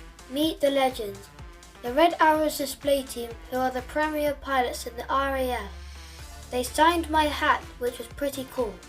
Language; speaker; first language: English; native; English